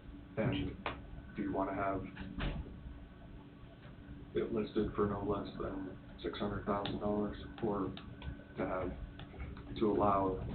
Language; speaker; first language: English; native; English